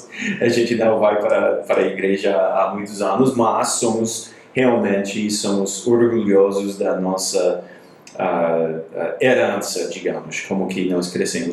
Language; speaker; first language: Portuguese; non-native, fluent; English